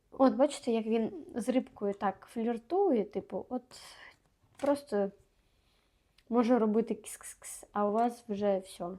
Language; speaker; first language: Ukrainian; non-native, local second language; Russian